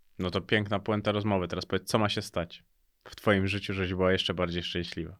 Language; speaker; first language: Polish; native; Polish